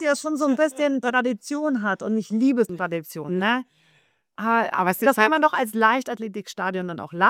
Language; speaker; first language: German; native; German